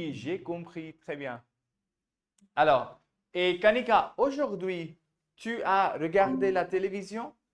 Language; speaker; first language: French; non-native, fluent; Hindi